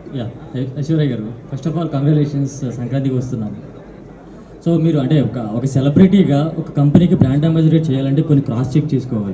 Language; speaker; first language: Telugu; native; Telugu